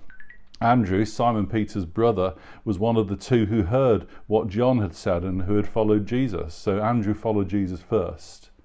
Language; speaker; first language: English; native; English